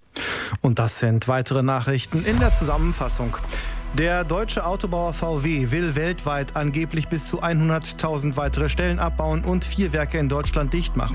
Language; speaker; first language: German; native; German